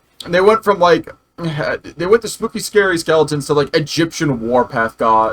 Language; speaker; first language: English; native; English